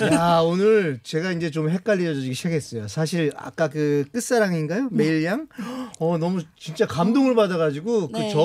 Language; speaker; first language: Korean; native; Korean